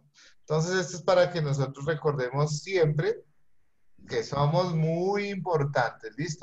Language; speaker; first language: Spanish; native; Spanish